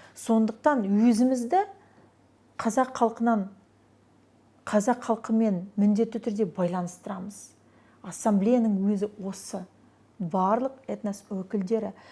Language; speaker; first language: Kazakh; non-native, local second language; Russian